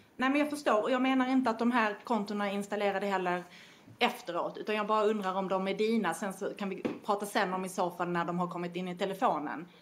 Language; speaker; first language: Swedish; native; Swedish